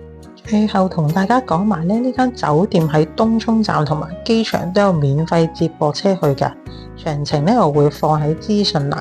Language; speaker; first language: Chinese; native; Chinese